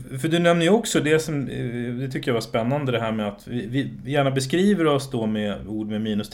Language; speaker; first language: Swedish; native; Swedish